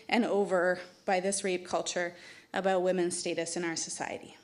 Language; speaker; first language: English; native; English